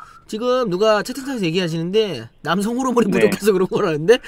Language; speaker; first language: Korean; native; Korean